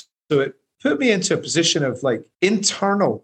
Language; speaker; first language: English; native; English